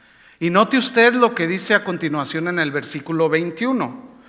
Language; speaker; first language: Spanish; native; Spanish